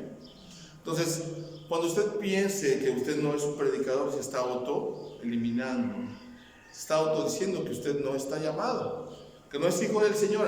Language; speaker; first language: Spanish; native; Spanish